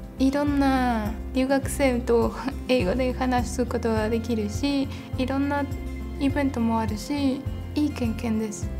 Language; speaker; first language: Japanese; non-native, fluent; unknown